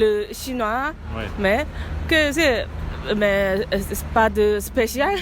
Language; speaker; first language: French; non-native, learner; Korean